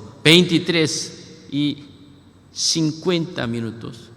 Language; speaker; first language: Spanish; non-native, learner; Korean